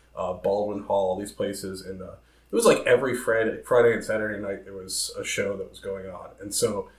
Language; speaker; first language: English; native; English